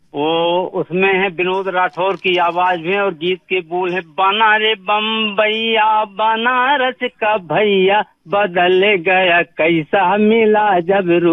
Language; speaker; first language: Hindi; native; Hindi